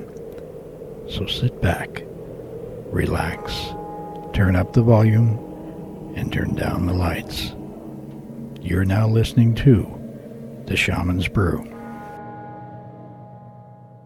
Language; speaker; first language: English; native; English